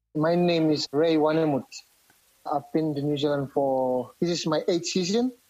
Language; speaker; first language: English; non-native, fluent; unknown